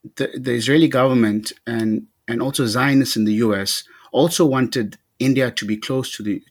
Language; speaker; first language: English; native; English